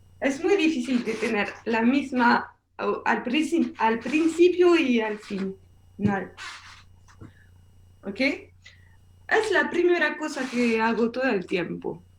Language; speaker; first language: Spanish; non-native, learner; French